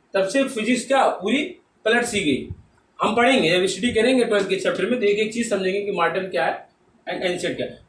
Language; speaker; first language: Hindi; native; Hindi